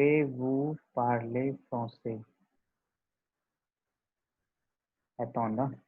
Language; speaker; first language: French; non-native, learner; Hindi